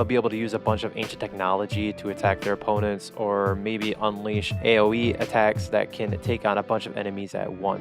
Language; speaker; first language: English; native; English